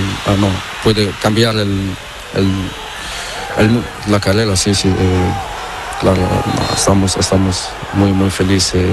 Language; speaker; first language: Spanish; non-native, learner; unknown